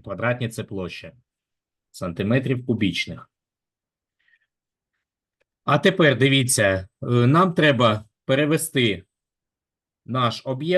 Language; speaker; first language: Ukrainian; native; Ukrainian